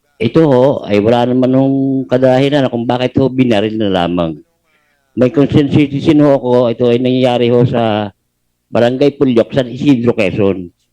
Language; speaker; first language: Filipino; native; Filipino